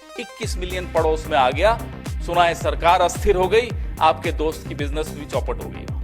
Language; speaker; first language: Hindi; native; Hindi